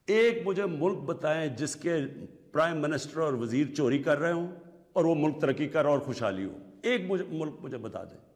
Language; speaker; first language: Urdu; native; Urdu